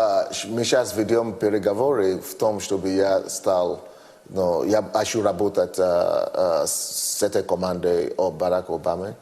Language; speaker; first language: Russian; non-native, fluent; Yoruba